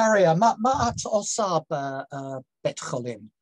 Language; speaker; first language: Hebrew; non-native, learner; English